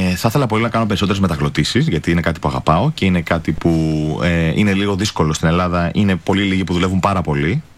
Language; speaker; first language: Greek; native; Greek